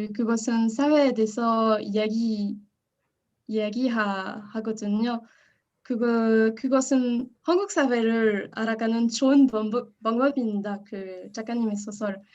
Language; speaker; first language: Korean; non-native, learner; French